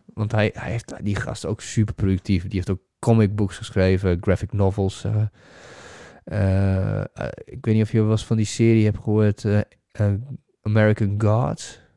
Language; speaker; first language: Dutch; native; Dutch